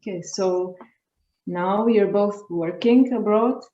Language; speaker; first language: English; non-native, fluent; Slovenian